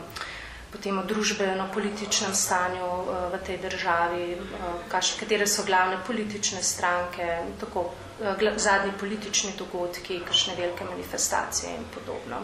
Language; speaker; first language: Slovenian; native; Slovenian